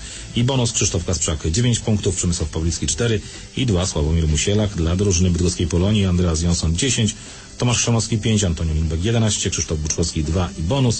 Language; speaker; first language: Polish; native; Polish